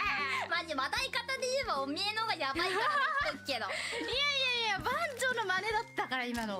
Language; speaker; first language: Japanese; native; Japanese